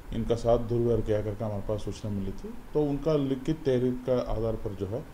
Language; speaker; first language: Hindi; native; Hindi